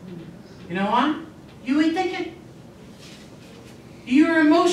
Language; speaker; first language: English; native; English